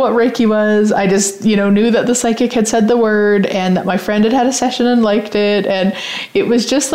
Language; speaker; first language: English; native; English